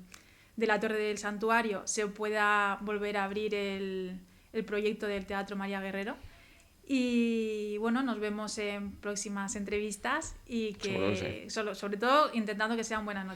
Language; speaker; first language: Spanish; native; Spanish